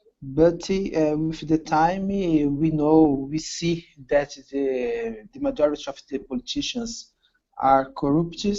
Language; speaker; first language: English; non-native, learner; Portuguese